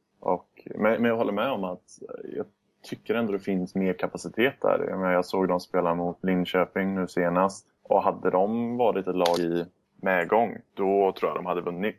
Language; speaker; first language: Swedish; native; Swedish